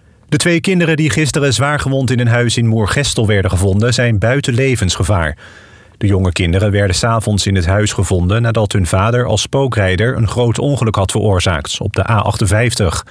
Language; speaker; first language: Dutch; native; Dutch